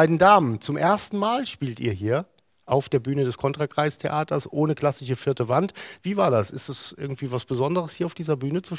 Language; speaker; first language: German; native; German